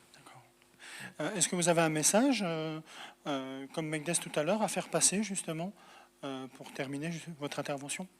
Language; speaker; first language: French; native; French